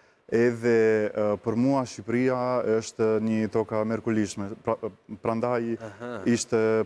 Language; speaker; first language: Albanian; non-native, learner; Italian